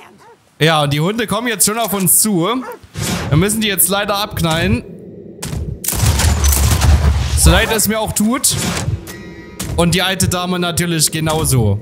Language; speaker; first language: German; native; German